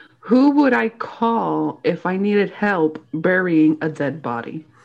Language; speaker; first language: English; early bilingual, other home language; Spanish